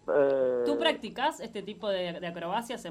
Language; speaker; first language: Spanish; native; Spanish